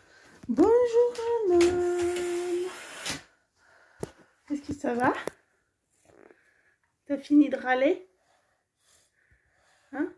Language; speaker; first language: French; native; French